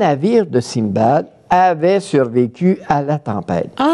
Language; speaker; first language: French; native; French